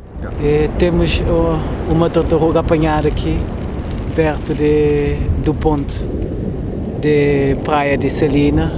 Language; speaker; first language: Portuguese; non-native, local second language; Kabuverdianu